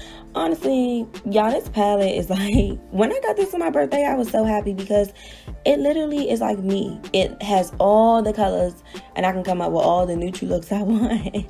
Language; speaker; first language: English; native; English